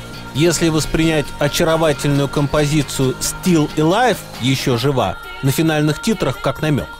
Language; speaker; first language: Russian; native; Russian